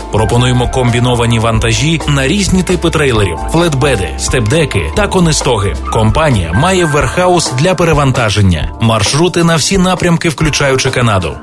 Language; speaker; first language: Ukrainian; native; Ukrainian